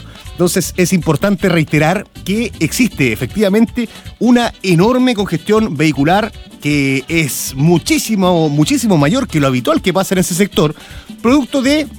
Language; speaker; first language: Spanish; native; Spanish